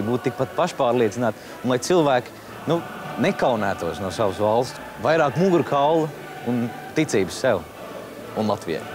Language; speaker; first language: Latvian; native; Latvian